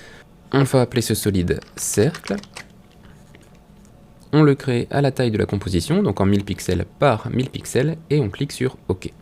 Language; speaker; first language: French; native; French